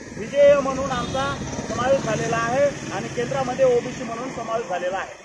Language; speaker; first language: Marathi; non-native, local second language; Lambadi